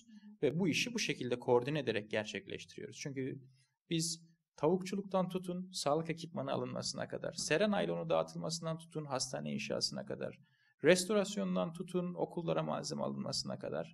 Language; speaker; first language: Turkish; native; Turkish